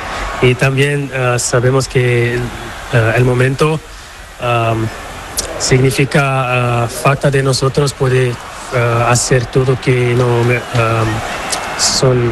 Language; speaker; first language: Spanish; non-native, learner; Portuguese